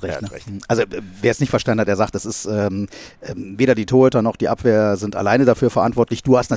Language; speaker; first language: German; native; German